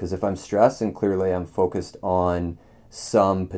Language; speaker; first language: English; native; English